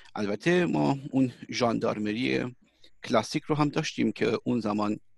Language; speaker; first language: Persian; early bilingual, heritage; Persian